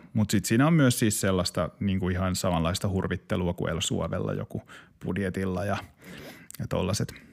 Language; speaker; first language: Finnish; native; Finnish